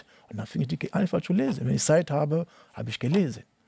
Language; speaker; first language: German; non-native, learner; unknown